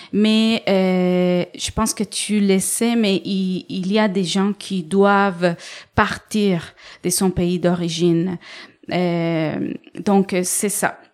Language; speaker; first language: French; non-native, fluent; Spanish